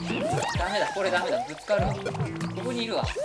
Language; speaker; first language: Japanese; native; Japanese